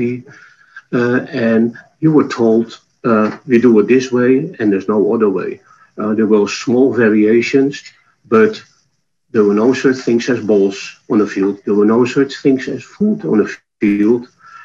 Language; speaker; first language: English; non-native, fluent; Dutch